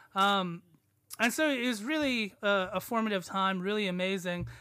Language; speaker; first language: English; native; English